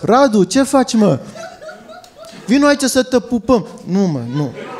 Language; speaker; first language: Romanian; non-native, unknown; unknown